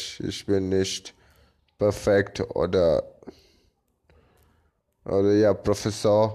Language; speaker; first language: German; non-native, learner; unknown